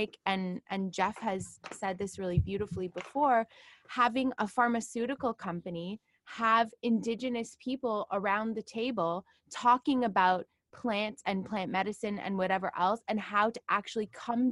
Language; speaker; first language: English; native; English